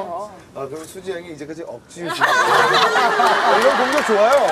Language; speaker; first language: Korean; native; Korean